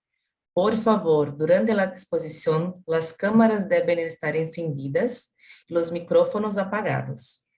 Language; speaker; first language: Spanish; non-native, learner; Portuguese